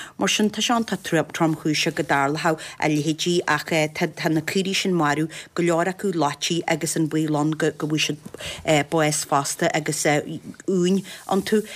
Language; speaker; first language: Irish; native; Irish